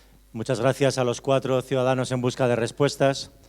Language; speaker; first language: Spanish; native; Spanish